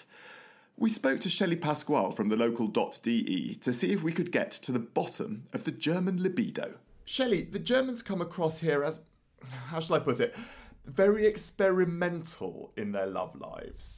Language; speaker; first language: English; native; English